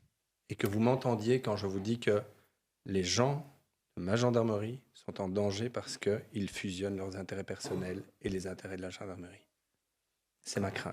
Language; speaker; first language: French; native; French